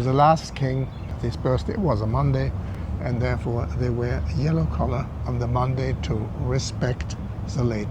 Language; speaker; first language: English; non-native, fluent; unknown